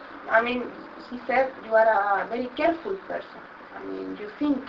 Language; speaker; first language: English; non-native, learner; Spanish